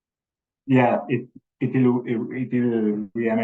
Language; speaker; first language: English; non-native, learner; Spanish